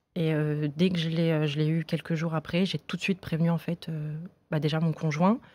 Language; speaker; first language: French; native; French